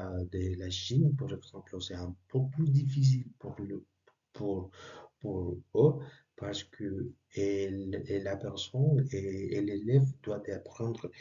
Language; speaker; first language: French; non-native, learner; Spanish